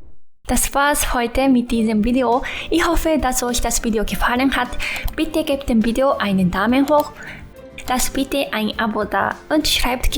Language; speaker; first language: German; non-native, fluent; Japanese